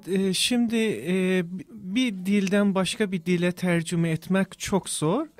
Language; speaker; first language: Turkish; non-native, fluent; Persian